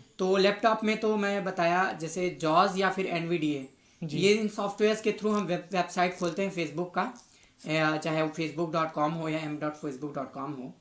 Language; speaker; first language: Hindi; native; Hindi